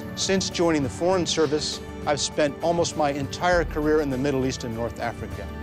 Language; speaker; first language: English; native; English